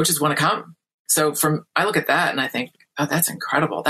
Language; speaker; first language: English; native; English